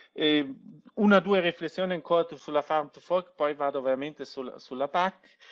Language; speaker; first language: Italian; non-native, local second language; German